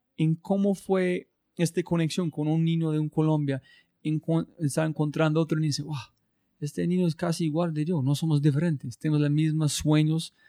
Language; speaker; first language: Spanish; non-native, learner; English